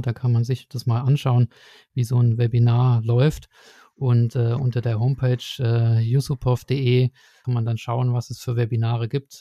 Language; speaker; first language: German; native; German